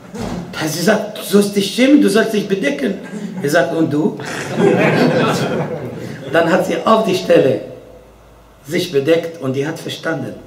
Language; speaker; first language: German; non-native, fluent; Arabic